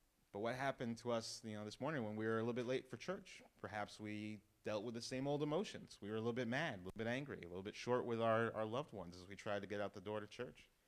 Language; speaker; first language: English; native; English